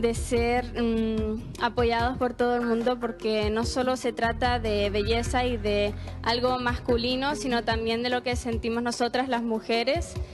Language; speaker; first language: Spanish; native; Spanish